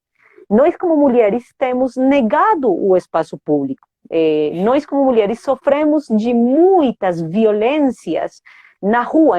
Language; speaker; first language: Portuguese; non-native, fluent; Spanish